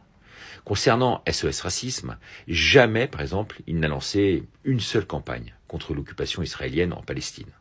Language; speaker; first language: French; native; French